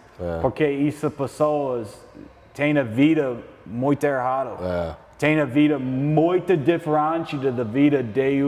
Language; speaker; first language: Portuguese; non-native, learner; English